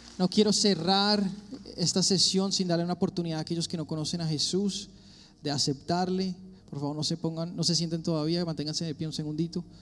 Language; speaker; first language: Spanish; early bilingual, heritage; Spanish